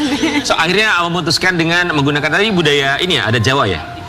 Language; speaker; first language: Indonesian; native; Indonesian